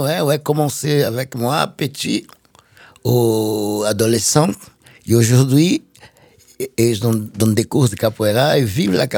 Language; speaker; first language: French; non-native, fluent; Portuguese